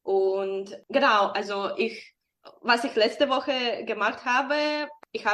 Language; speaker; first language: German; non-native, fluent; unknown